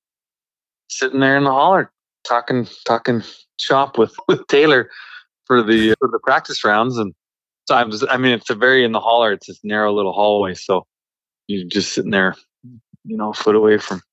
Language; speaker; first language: English; native; English